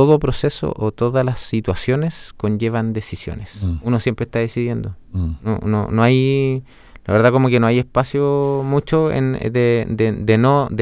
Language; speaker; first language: Spanish; native; Spanish